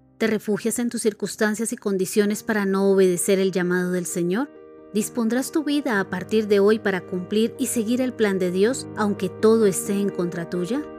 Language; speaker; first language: Spanish; native; Spanish